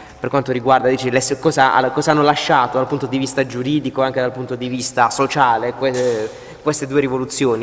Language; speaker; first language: Italian; native; Italian